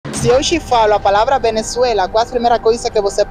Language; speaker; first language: Portuguese; non-native, learner; Spanish